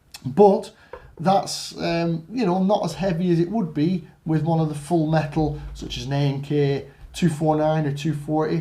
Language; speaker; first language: English; native; English